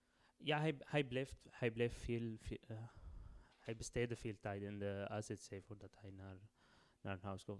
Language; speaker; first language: Dutch; non-native, learner; Arabic